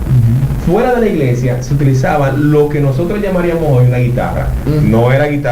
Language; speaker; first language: Spanish; native; Spanish